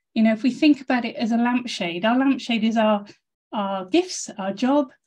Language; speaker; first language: English; native; English